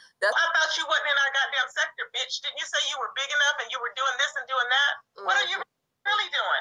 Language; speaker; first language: English; native; English